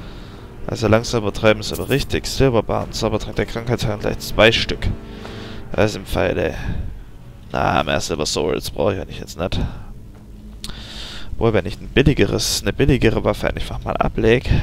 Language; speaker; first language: German; native; German